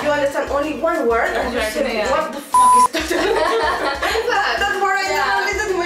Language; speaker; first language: English; non-native, learner; Spanish